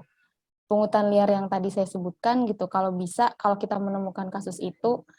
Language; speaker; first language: Indonesian; native; Indonesian